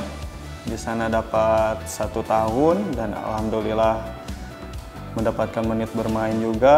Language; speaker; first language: Indonesian; native; Indonesian